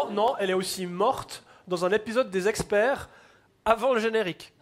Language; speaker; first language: French; native; French